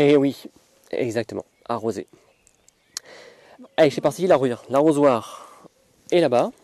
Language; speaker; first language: French; native; French